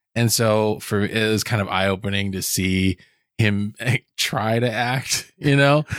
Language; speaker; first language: English; native; English